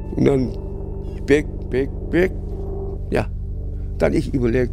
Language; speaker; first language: German; non-native, learner; Korean